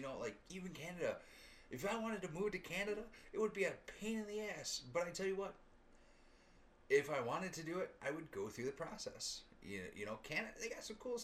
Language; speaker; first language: English; native; English